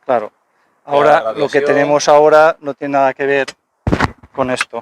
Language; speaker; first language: Spanish; native; Spanish